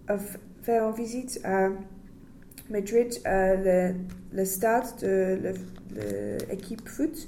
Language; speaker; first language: French; non-native, learner; English